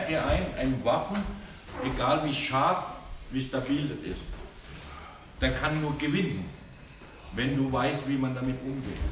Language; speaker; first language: German; non-native, learner; Thai